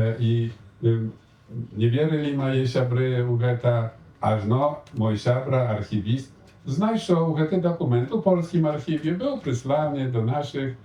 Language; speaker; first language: Polish; non-native, learner; Belarusian